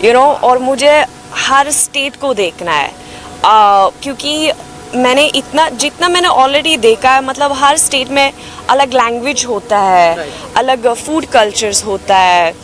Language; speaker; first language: Hindi; non-native, fluent; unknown